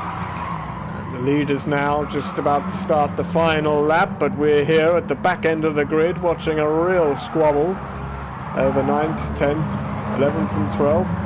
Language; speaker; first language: English; native; English